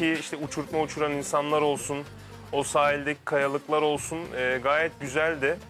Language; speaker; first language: Turkish; early bilingual, heritage; Turkish